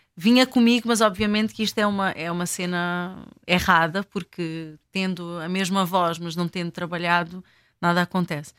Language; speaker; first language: Portuguese; non-native, local second language; Kabuverdianu